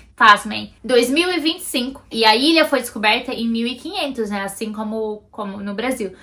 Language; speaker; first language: Portuguese; native; Portuguese